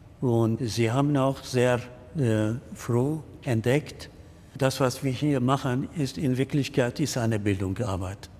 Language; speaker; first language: German; non-native, fluent; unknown